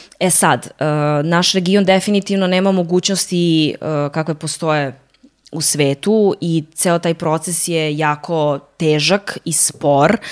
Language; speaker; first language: Serbian; early bilingual, heritage; Serbian